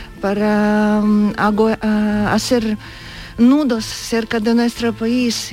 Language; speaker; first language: Spanish; non-native, learner; Ukrainian